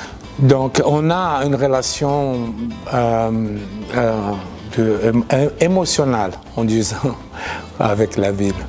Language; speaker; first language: French; non-native, fluent; Portuguese